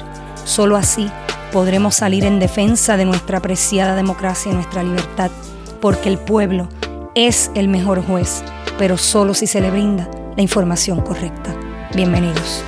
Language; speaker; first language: Spanish; native; Spanish